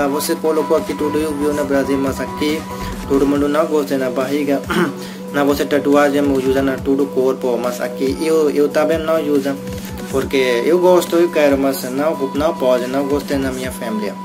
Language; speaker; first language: Portuguese; non-native, learner; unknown